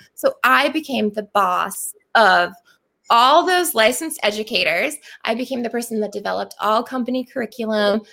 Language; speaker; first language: English; native; English